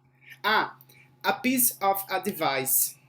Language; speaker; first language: English; non-native, fluent; Portuguese